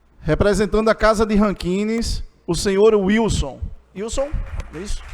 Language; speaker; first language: Portuguese; native; Portuguese